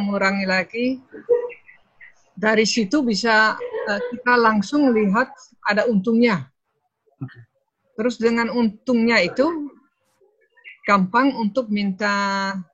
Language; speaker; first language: Indonesian; non-native, fluent; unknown